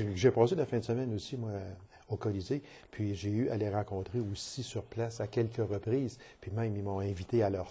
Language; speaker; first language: French; native; French